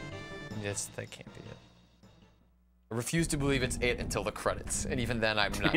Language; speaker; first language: English; native; English